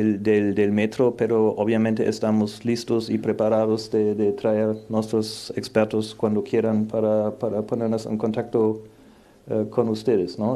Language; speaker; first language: Spanish; non-native, fluent; German